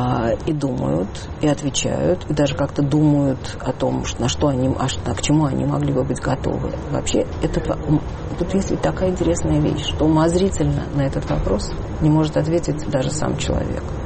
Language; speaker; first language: Russian; native; Russian